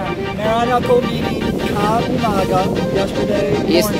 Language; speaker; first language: Filipino; non-native, learner; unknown